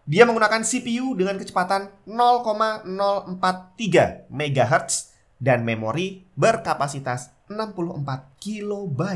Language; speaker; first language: Indonesian; native; Indonesian